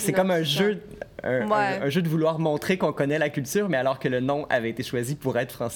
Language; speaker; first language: French; native; French